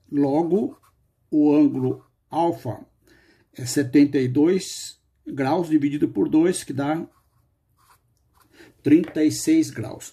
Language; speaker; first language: Portuguese; native; Portuguese